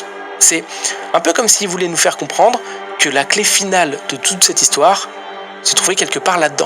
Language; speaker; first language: French; native; French